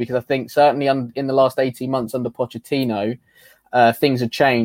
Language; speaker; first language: English; native; English